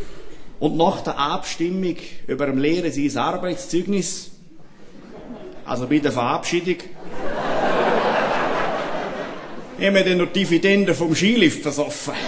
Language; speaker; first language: German; native; German